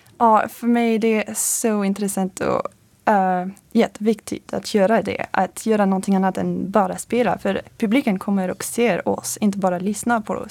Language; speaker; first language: Swedish; non-native, fluent; French